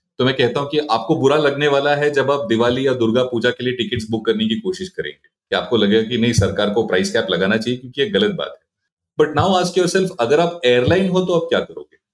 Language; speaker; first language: Hindi; non-native, local second language; Marathi